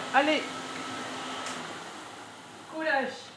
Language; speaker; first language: French; non-native, learner; Spanish